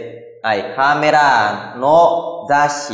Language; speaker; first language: Japanese; non-native, fluent; Khmer